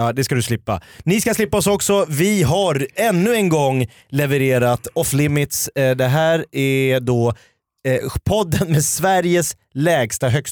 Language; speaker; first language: Swedish; native; Swedish